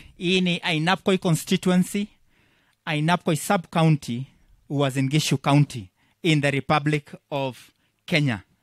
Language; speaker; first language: English; non-native, local second language; Kalenjin